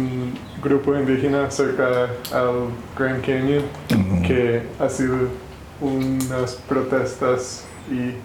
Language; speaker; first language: Spanish; non-native, learner; English